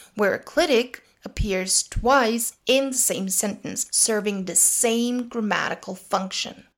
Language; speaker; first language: English; non-native, fluent; Serbian